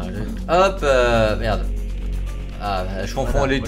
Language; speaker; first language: French; native; French